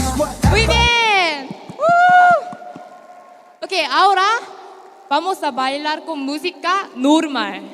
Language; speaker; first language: Spanish; non-native, learner; Korean